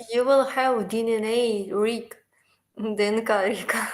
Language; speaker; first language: English; non-native, learner; Ukrainian